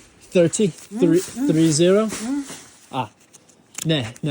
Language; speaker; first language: Korean; non-native, learner; English